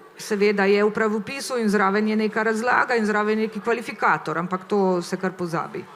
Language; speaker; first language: Slovenian; native; Slovenian